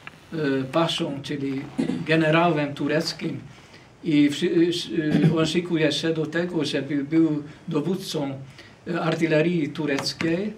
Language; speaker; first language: Polish; non-native, fluent; Hungarian